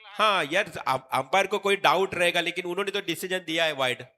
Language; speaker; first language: Hindi; non-native, local second language; Marathi